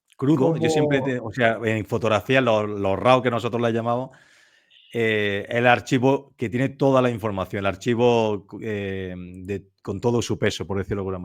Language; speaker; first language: Spanish; native; Spanish